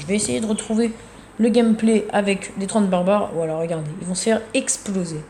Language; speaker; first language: French; native; French